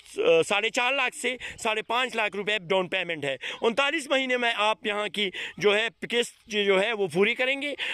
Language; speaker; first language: Urdu; non-native, local second language; Pashto